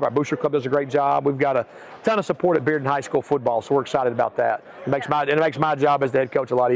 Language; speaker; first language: English; native; English